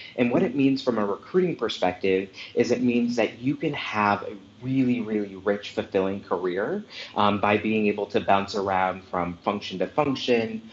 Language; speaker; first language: English; native; English